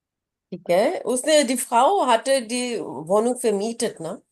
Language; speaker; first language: German; non-native, fluent; Urdu